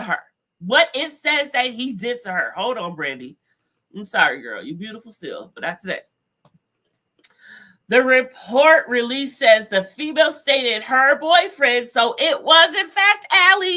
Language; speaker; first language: English; native; English